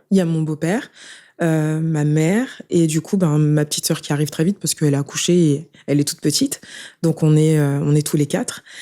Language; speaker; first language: French; early bilingual, other home language; Haitian Creole